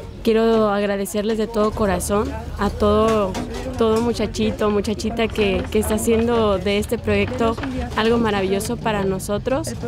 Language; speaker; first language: Spanish; native; Spanish